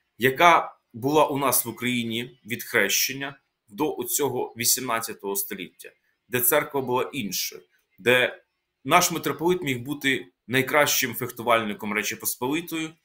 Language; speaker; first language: Ukrainian; native; Ukrainian